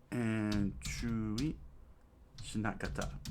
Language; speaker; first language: Japanese; non-native, learner; English